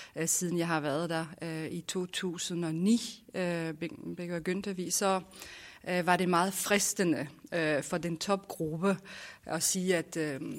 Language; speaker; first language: Danish; non-native, fluent; French